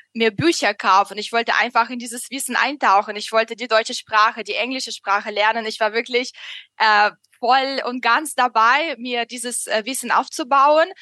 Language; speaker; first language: German; non-native, fluent; Russian